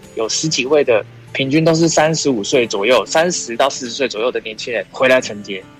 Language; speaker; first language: Chinese; native; Chinese